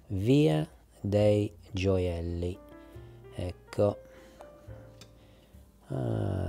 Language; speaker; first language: Italian; non-native, learner; English